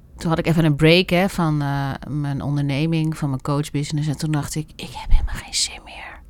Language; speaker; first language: Dutch; native; Dutch